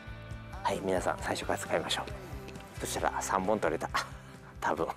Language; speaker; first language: Japanese; native; Japanese